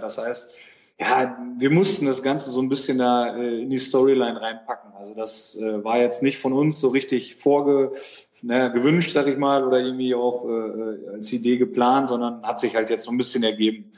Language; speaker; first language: German; native; German